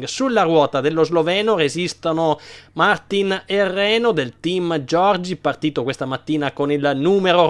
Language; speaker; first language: Italian; native; Italian